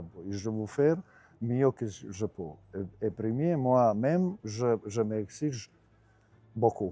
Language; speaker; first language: French; non-native, learner; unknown